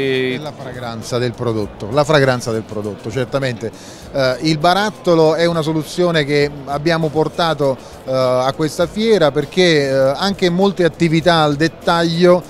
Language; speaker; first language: Italian; native; Italian